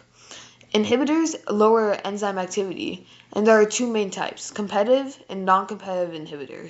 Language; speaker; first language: English; native; English